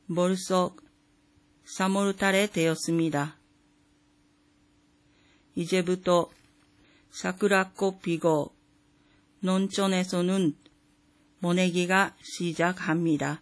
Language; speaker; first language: Korean; non-native, fluent; Japanese